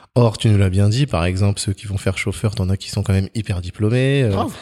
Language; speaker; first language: French; native; French